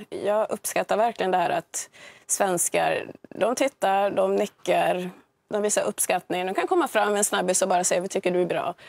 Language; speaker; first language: Swedish; early bilingual, other home language; Swahili